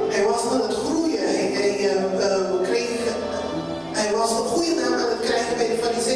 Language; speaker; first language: Dutch; non-native, local second language; Papiamento